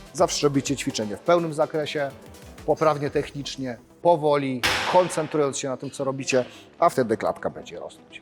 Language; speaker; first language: Polish; native; Polish